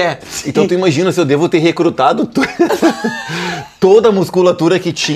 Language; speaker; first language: Portuguese; native; Portuguese